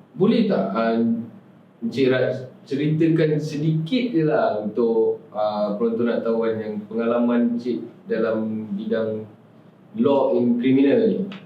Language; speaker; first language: Malay; native; Malay